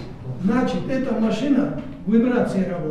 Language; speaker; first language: Russian; non-native, local second language; Georgian